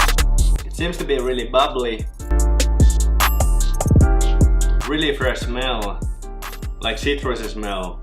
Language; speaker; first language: English; non-native, fluent; Finnish